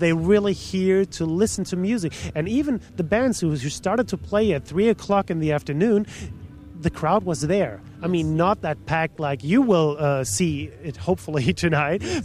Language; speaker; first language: English; non-native, fluent; German